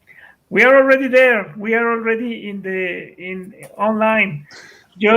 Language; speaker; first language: English; non-native, fluent; Spanish